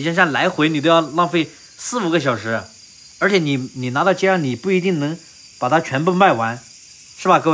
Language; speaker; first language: Chinese; native; Chinese